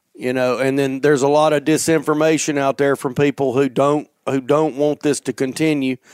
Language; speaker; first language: English; native; English